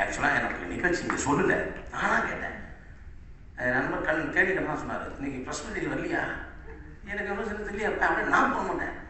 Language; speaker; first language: Tamil; native; Tamil